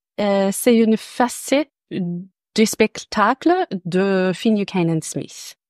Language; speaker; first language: French; non-native, learner; English